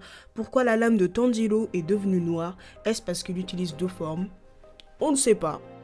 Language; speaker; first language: French; native; French